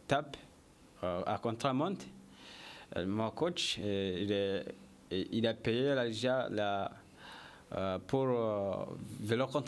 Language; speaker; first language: French; non-native, learner; Kinyarwanda